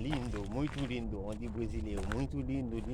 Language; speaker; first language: Portuguese; non-native, learner; Haitian Creole